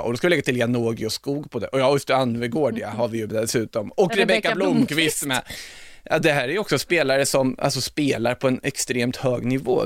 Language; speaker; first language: Swedish; native; Swedish